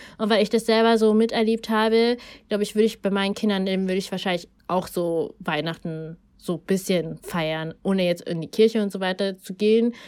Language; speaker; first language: German; early bilingual, other home language; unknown